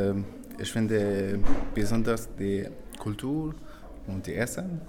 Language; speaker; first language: German; non-native, learner; Arabic